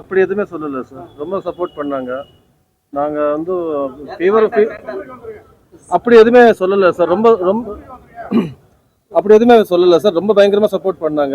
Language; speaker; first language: Tamil; non-native, fluent; Telugu